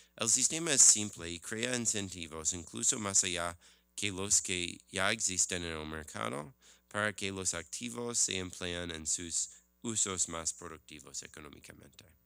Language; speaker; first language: Spanish; non-native, learner; English